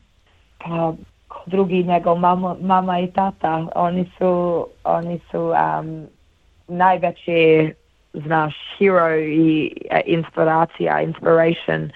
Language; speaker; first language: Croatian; early bilingual, heritage; Bosnian